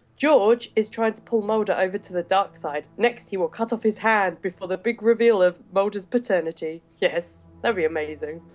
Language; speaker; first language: English; native; English